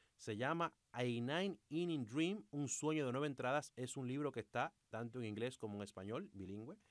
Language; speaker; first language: Spanish; native; Spanish